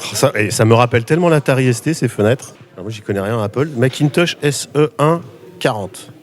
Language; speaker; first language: French; native; French